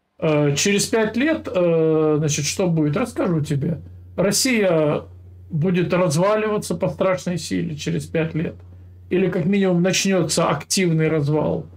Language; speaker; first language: Russian; native; Russian